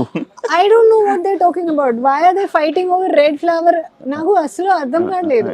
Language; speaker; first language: Telugu; non-native, learner; Hindi